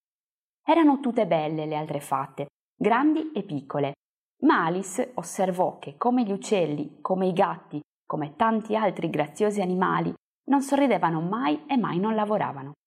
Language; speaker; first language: Italian; native; Italian